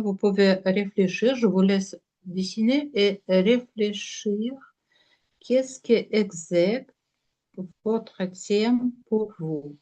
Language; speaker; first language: French; non-native, learner; Russian